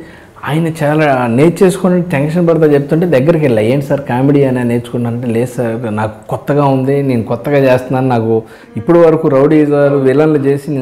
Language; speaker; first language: Telugu; native; Telugu